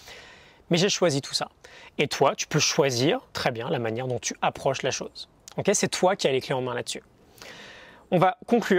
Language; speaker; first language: French; native; French